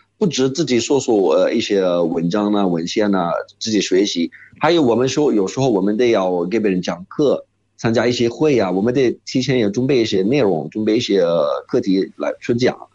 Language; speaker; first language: Chinese; non-native, fluent; Arabic